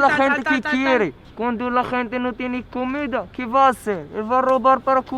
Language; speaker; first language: Spanish; non-native, learner; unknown